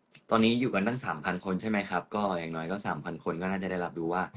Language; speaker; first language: Thai; native; Thai